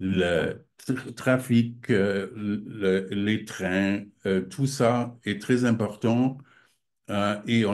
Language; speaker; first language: French; non-native, fluent; German